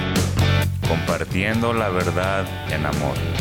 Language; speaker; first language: Spanish; native; Spanish